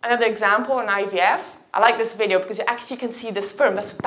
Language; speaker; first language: English; native; English